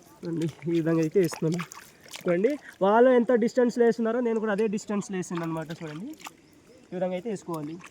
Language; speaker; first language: Telugu; non-native, local second language; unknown